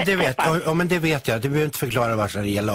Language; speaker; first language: Swedish; native; Swedish